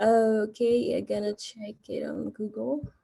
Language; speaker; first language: English; non-native, fluent; Malagasy